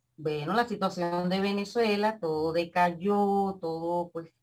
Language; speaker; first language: Spanish; native; Spanish